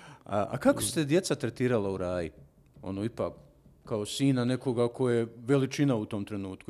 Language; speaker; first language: Serbian; native; Serbian